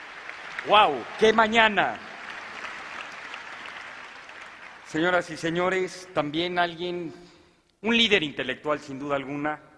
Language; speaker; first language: Spanish; native; Spanish